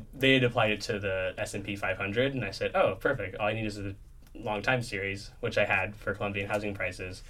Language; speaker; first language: English; native; English